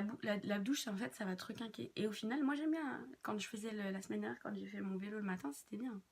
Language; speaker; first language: French; native; French